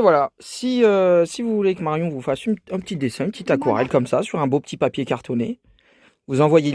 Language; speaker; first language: French; native; French